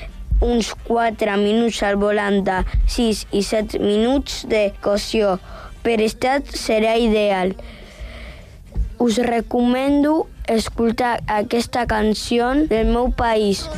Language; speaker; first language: Catalan; early bilingual, other home language; Spanish